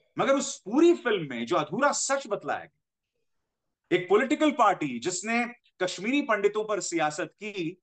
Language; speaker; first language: Hindi; native; Hindi